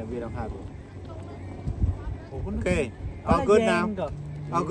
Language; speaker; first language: English; non-native, learner; Khmer